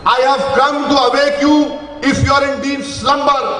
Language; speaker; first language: English; non-native, local second language; Urdu